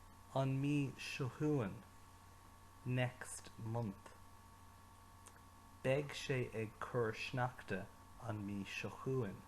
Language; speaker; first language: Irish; non-native, local second language; English